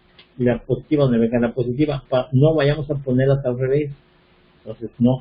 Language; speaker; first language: Spanish; native; Spanish